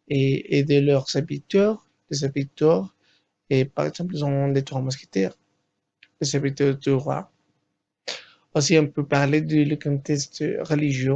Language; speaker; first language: French; non-native, learner; Spanish